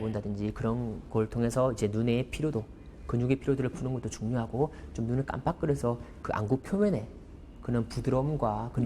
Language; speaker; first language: Korean; native; Korean